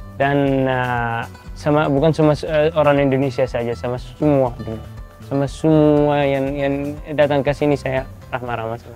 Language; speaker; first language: Indonesian; non-native, learner; Arabic